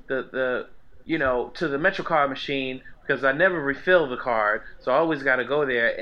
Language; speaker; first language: English; native; English